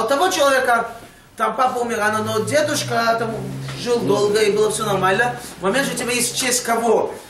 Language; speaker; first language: Russian; early bilingual, heritage; Russian